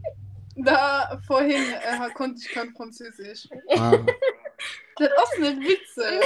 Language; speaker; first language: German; non-native, local second language; Luxembourgish